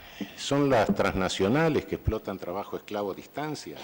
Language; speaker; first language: Spanish; native; Spanish